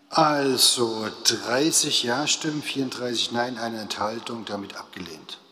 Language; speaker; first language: German; native; German